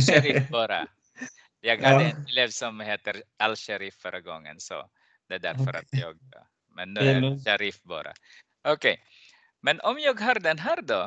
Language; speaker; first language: Swedish; non-native, fluent; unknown